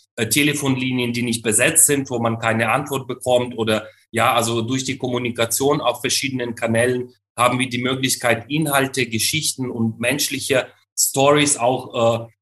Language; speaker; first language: German; non-native, fluent; Ukrainian